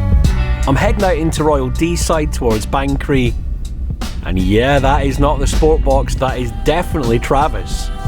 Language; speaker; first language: English; native; English